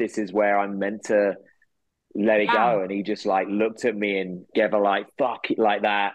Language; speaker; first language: English; native; English